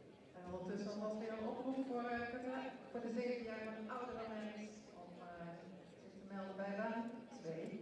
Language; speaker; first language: Dutch; native; Dutch